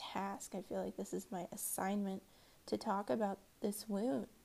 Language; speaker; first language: English; native; English